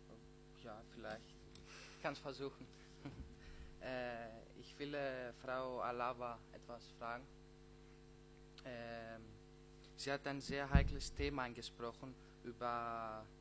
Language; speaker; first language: German; non-native, learner; Greek